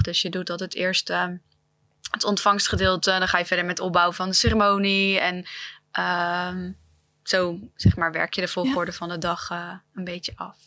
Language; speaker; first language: Dutch; native; Dutch